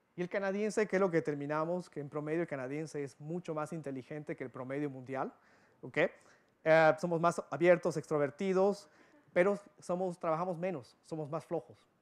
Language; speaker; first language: Spanish; early bilingual, heritage; Spanish